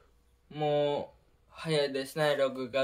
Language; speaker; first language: Japanese; native; Japanese